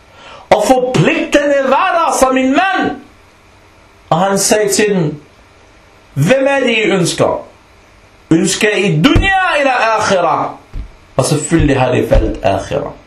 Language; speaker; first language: Danish; non-native, local second language; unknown